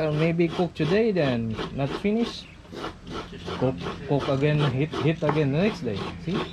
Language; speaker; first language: English; non-native, learner; Filipino